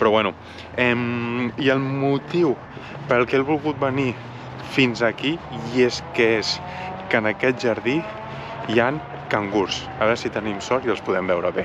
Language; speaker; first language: Catalan; native; Catalan